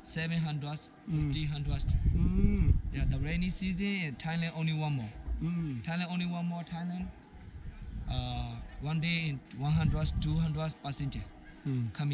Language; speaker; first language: English; non-native, learner; Burmese